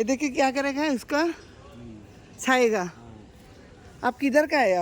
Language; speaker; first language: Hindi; non-native, learner; Bangla